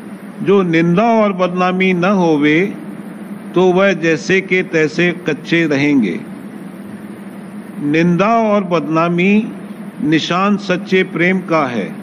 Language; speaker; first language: Hindi; native; Hindi